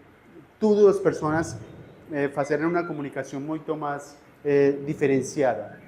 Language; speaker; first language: Portuguese; non-native, fluent; Spanish